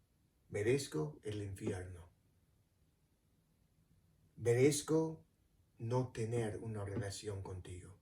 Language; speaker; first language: Spanish; non-native, fluent; English